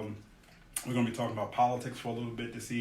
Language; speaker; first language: English; native; English